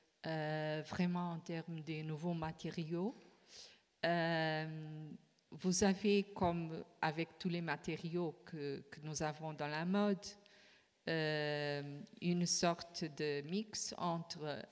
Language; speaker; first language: French; non-native, fluent; Portuguese